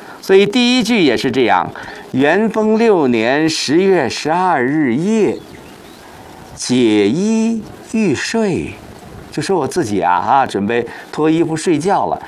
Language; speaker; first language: Chinese; native; Chinese